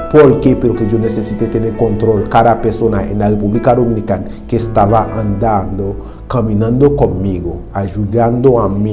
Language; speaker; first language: Spanish; non-native, learner; Haitian Creole